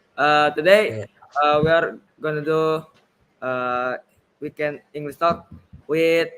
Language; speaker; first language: English; non-native, learner; Indonesian